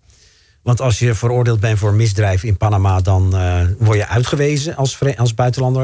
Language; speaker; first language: Dutch; native; Dutch